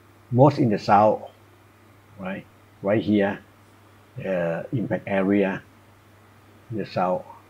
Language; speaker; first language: English; non-native, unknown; Thai